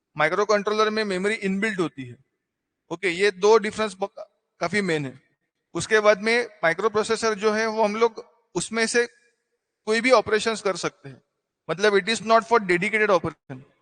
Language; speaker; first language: Hindi; non-native, local second language; Marathi